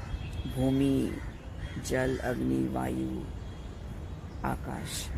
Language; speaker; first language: Hindi; native; Hindi